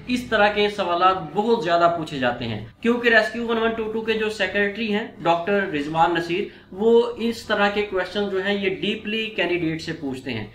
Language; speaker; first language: Urdu; non-native, local second language; Punjabi